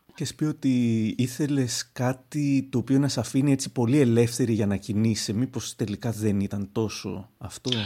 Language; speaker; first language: Greek; native; Greek